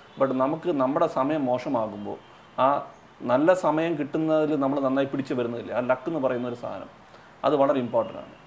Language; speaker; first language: Malayalam; non-native, local second language; Tamil